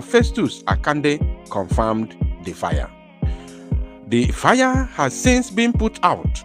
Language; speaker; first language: English; non-native, local second language; Igbo